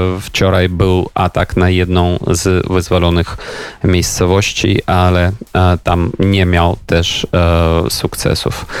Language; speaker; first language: Polish; non-native, fluent; Ukrainian